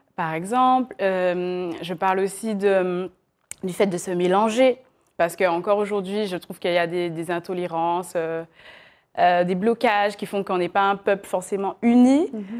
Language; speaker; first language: French; native; French